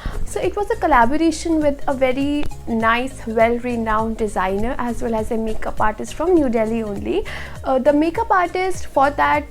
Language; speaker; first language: English; non-native, local second language; Hindi